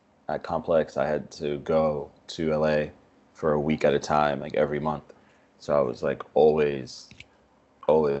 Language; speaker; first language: English; native; English